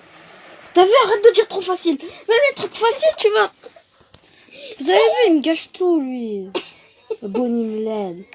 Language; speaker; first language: French; native; French